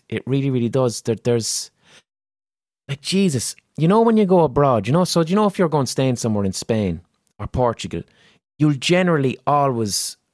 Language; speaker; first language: English; native; English